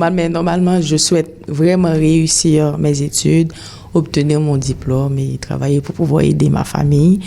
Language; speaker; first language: French; non-native, local second language; Haitian Creole